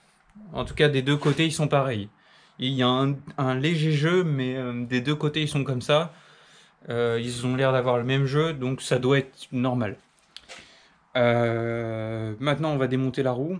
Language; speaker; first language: French; native; French